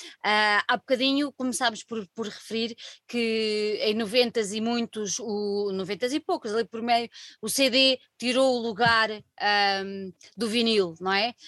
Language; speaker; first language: Portuguese; native; Portuguese